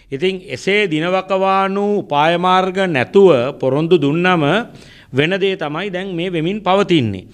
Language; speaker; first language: Sinhala; native; Sinhala